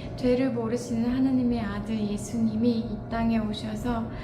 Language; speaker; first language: Korean; non-native, fluent; Mongolian